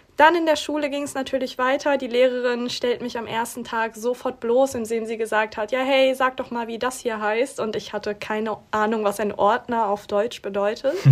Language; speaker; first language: German; early bilingual, other home language; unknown